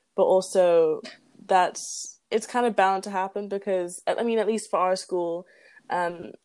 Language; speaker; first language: English; native; English